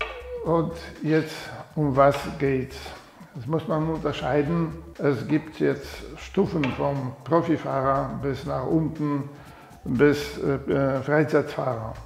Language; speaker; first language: German; non-native, fluent; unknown